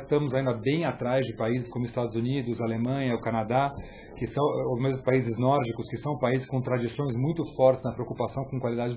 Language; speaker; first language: Portuguese; native; Portuguese